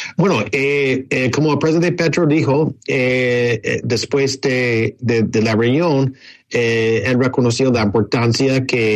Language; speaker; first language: Spanish; non-native, fluent; English